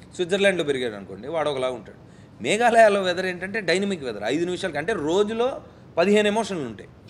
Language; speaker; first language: Telugu; native; Telugu